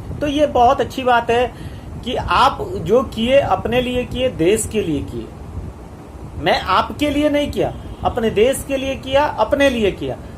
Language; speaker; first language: Hindi; native; Hindi